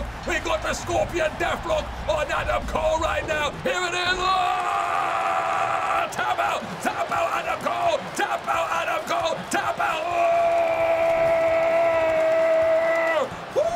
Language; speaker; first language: English; native; English